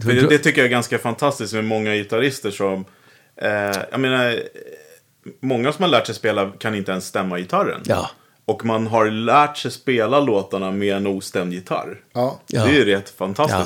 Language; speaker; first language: Swedish; native; Swedish